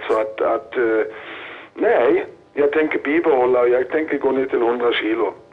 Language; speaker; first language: Swedish; non-native, fluent; German